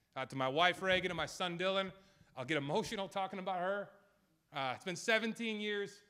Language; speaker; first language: English; native; English